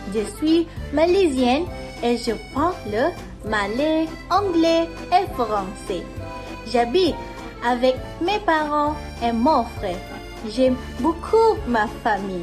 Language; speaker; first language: French; non-native, learner; Malay